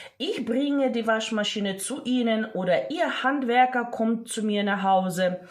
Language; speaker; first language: German; non-native, fluent; Ukrainian